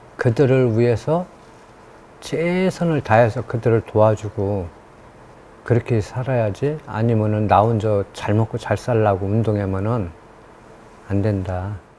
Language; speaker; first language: Korean; native; Korean